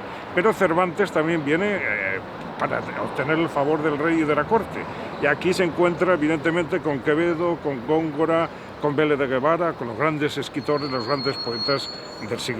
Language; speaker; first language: Spanish; native; Spanish